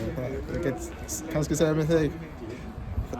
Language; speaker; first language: Icelandic; non-native, learner; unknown